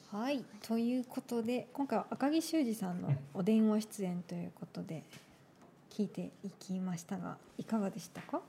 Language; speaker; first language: Japanese; native; Japanese